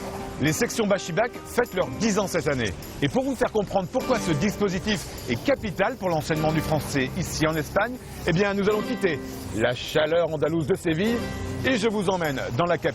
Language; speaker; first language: French; native; French